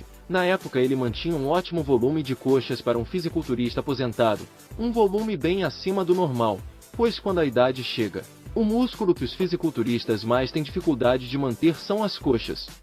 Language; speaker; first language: Portuguese; native; Portuguese